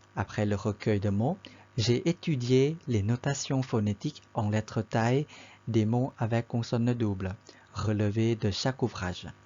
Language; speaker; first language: French; non-native, fluent; Thai